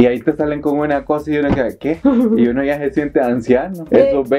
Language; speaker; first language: Spanish; native; Spanish